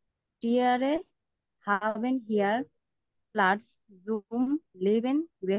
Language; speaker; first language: German; non-native, learner; Bangla